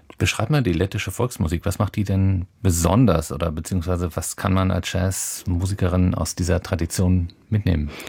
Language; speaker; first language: German; native; German